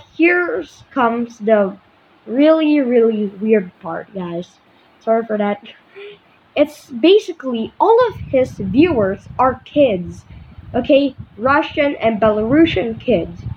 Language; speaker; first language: English; non-native, local second language; Filipino